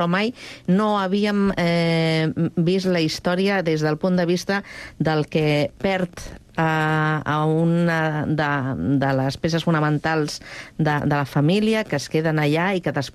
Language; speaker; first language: Catalan; native; Catalan